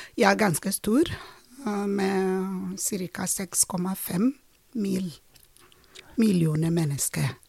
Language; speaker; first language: Norwegian; non-native, fluent; Ibibio